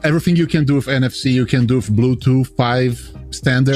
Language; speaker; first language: English; non-native, fluent; Portuguese